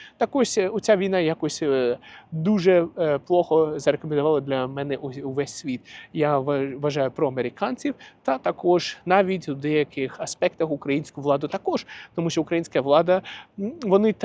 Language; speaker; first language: Ukrainian; non-native, local second language; Russian